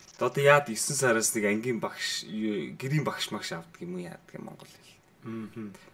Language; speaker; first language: Mongolian; native; Mongolian